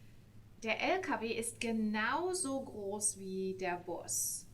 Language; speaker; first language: German; non-native, fluent; English